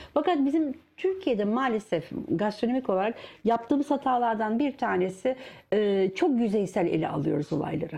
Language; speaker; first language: Turkish; native; Turkish